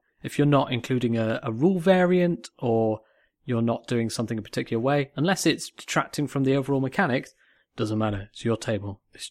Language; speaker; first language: English; native; English